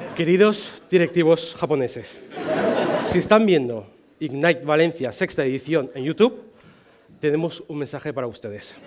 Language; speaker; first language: Spanish; non-native, fluent; Chinese